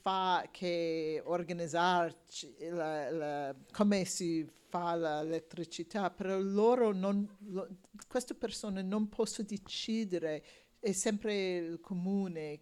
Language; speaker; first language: Italian; non-native, learner; English